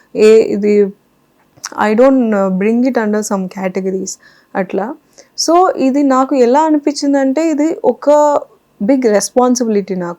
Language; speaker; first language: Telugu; non-native, fluent; Kannada